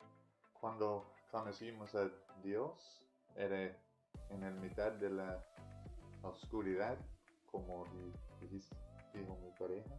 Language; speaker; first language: Spanish; non-native, learner; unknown